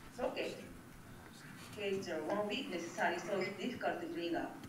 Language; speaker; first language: English; non-native, learner; Japanese